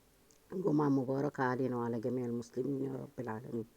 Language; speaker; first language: Arabic; native; Arabic